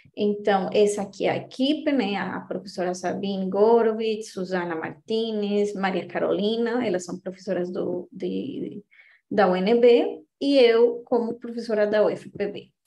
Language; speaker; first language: Portuguese; non-native, fluent; Spanish